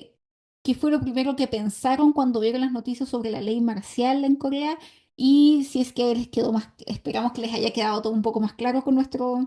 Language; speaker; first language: Spanish; native; Spanish